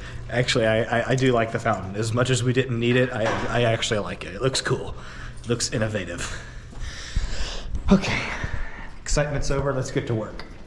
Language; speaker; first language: English; native; English